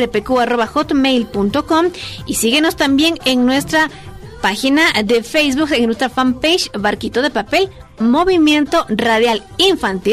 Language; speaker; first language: Spanish; native; Spanish